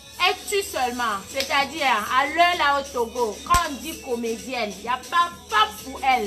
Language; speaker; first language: French; non-native, local second language; Ewe